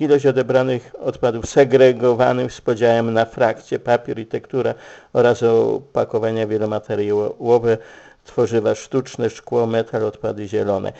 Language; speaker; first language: Polish; native; Polish